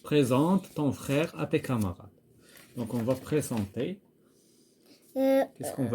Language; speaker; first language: French; non-native, local second language; Arabic